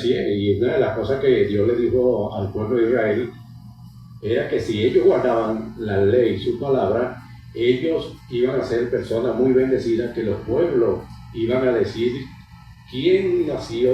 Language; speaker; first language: Spanish; native; Spanish